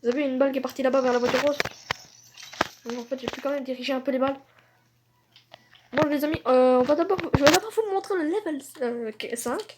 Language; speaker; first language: French; native; French